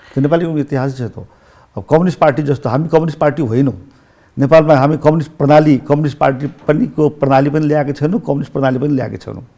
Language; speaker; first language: Nepali; non-native, local second language; Maithili